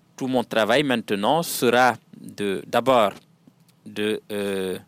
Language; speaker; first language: French; non-native, local second language; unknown